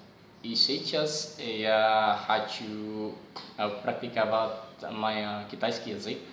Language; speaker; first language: Russian; non-native, learner; Indonesian